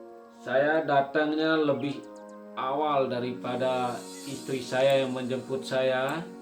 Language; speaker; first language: Indonesian; non-native, local second language; Sasak